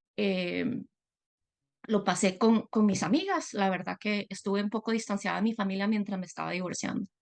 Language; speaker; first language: Spanish; native; Spanish